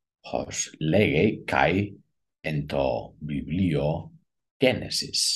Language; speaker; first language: Greek; non-native, learner; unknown